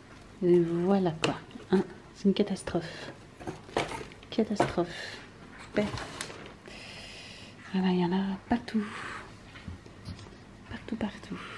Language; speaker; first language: French; native; French